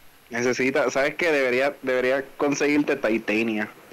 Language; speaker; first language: Spanish; early bilingual, heritage; Spanish